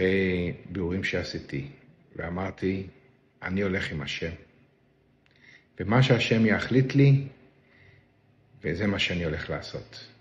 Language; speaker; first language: Hebrew; non-native, local second language; Yiddish